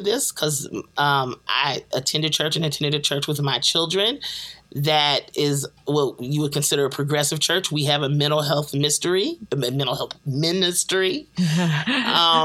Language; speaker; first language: English; native; English